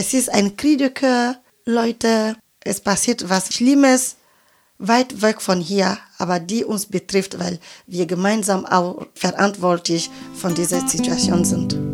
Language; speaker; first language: German; non-native, fluent; French